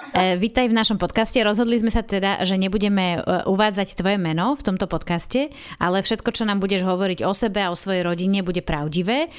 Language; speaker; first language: Slovak; native; Slovak